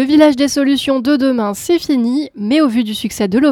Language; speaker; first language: French; native; French